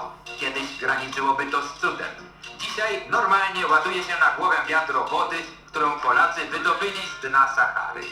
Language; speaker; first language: Polish; native; Polish